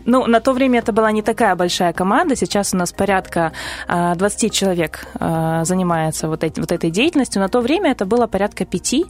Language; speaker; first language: Russian; native; Russian